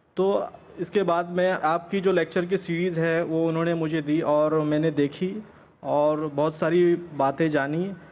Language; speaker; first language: Hindi; non-native, local second language; Marathi